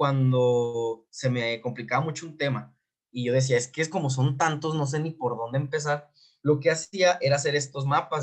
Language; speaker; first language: Spanish; native; Spanish